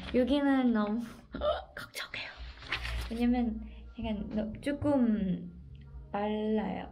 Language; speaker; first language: Korean; non-native, learner; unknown